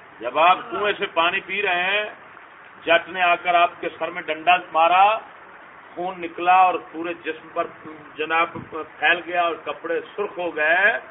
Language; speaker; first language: Urdu; non-native, local second language; Punjabi